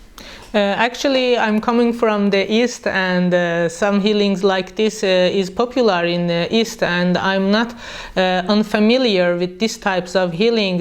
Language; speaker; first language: English; non-native, learner; Persian